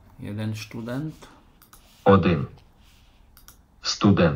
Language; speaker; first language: Ukrainian; non-native, learner; Slovak